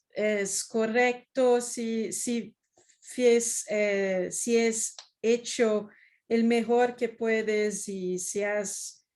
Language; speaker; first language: Spanish; non-native, fluent; Portuguese